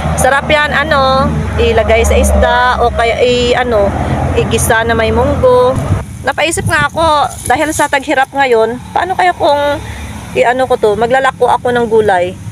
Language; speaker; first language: Filipino; non-native, local second language; Hiligaynon